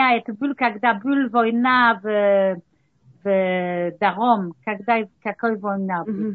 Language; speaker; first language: Russian; early bilingual, heritage; Russian